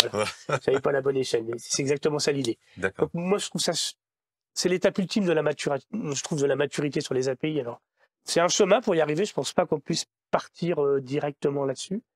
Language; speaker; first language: French; native; French